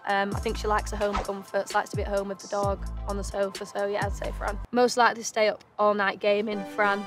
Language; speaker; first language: English; native; English